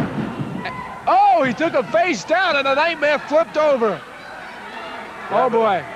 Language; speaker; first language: English; native; English